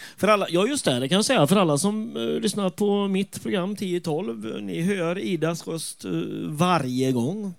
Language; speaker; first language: Swedish; native; Swedish